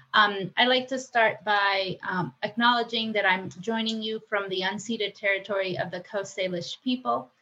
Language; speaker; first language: English; non-native, fluent; Spanish